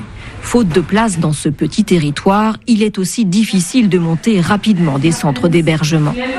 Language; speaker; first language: French; native; French